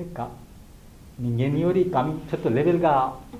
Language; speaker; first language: Japanese; non-native, learner; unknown